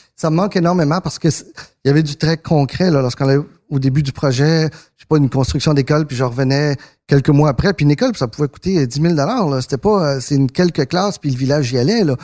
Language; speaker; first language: French; early bilingual, other home language; Spanish